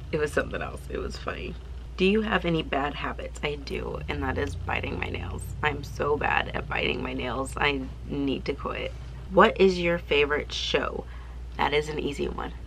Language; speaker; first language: English; native; English